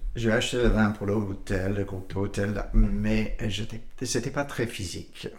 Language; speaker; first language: French; non-native, learner; English